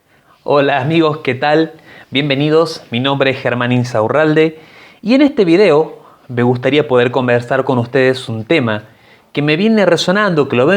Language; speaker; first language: Spanish; native; Spanish